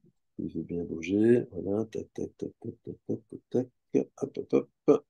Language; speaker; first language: French; native; French